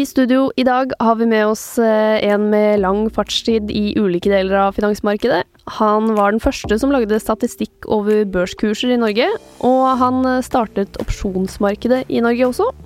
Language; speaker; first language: Norwegian; native; Norwegian